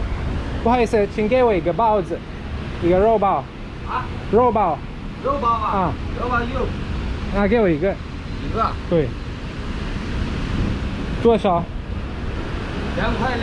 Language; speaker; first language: Chinese; non-native, learner; Romanian